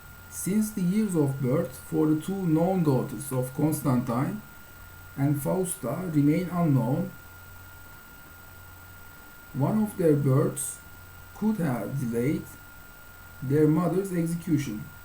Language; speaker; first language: English; non-native, fluent; Turkish